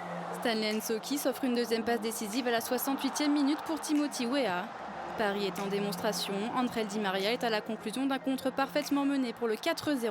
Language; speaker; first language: French; native; French